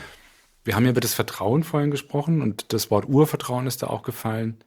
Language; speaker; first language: German; native; German